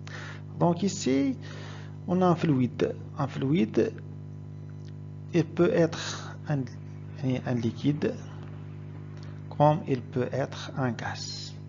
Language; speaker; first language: French; non-native, local second language; Arabic